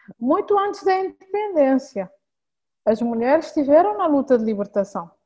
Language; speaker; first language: Portuguese; non-native, local second language; Kabuverdianu